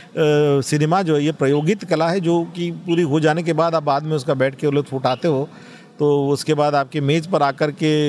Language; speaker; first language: Hindi; non-native, local second language; Marathi